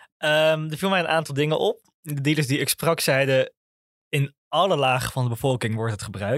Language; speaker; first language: Dutch; native; Dutch